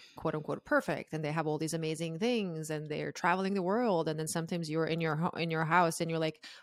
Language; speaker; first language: English; non-native, fluent; Croatian